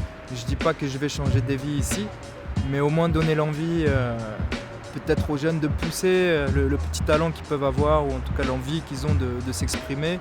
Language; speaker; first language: French; native; French